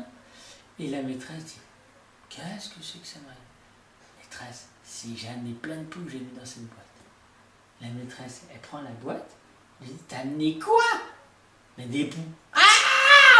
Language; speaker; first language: French; native; French